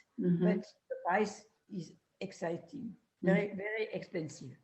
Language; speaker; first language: English; non-native, learner; French